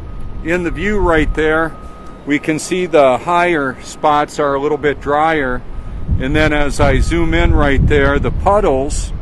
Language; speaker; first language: English; native; English